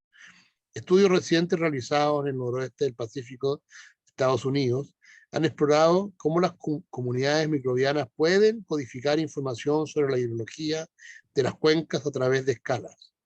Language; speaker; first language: Spanish; native; Spanish